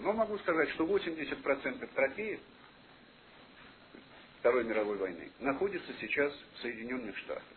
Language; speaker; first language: Russian; native; Russian